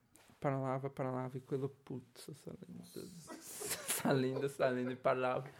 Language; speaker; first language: Italian; non-native, learner; Portuguese